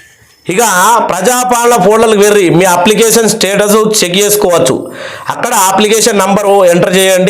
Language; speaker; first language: Telugu; native; Telugu